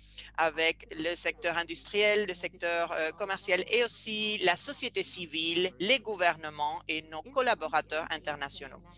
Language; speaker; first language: French; non-native, fluent; Spanish